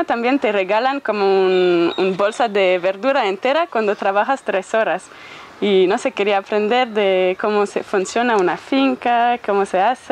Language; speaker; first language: Spanish; non-native, fluent; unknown